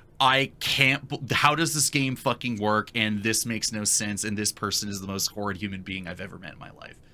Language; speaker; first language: English; native; English